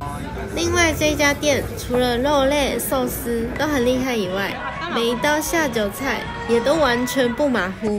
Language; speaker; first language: Chinese; native; Chinese